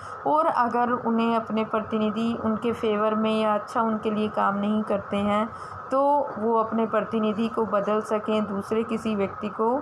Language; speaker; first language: Hindi; native; Hindi